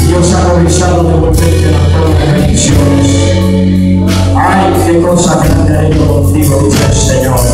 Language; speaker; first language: Spanish; native; Spanish